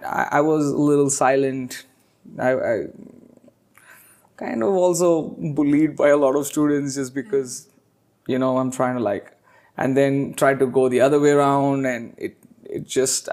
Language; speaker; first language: English; non-native, local second language; Telugu